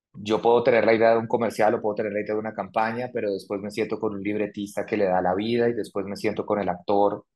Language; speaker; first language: Spanish; native; Spanish